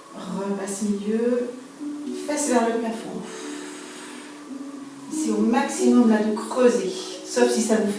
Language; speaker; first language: French; native; French